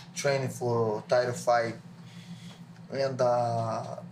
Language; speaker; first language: English; non-native, learner; Portuguese